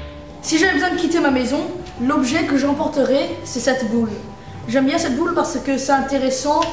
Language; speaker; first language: French; early bilingual, heritage; French